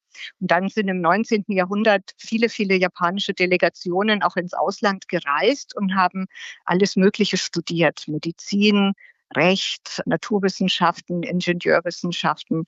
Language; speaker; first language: German; native; German